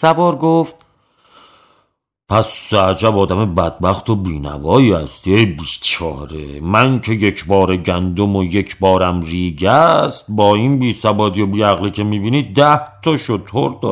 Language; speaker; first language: Persian; native; Persian